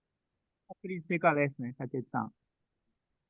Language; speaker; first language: English; non-native, fluent; Japanese